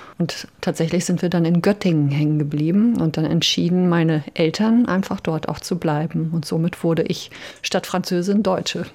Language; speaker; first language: German; early bilingual, other home language; Polish